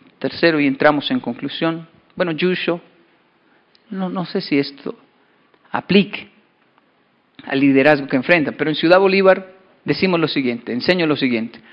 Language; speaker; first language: Spanish; native; Spanish